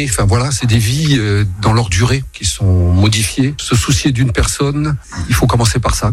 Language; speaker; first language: French; native; French